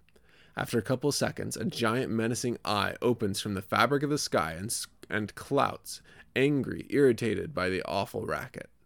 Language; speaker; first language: English; native; English